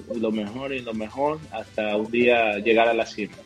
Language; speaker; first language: Spanish; native; Spanish